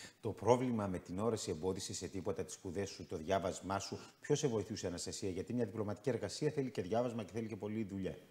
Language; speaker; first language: Greek; native; Greek